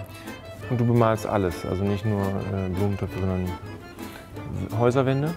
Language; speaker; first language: German; native; German